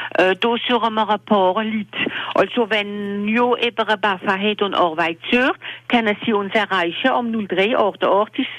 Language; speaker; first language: German; non-native, local second language; French